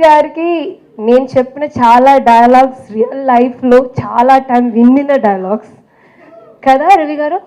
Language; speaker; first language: Telugu; non-native, fluent; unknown